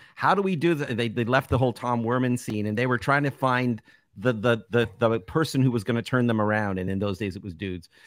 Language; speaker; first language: English; native; English